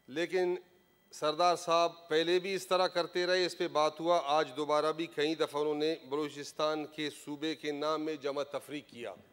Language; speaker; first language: Urdu; non-native, local second language; Baluchi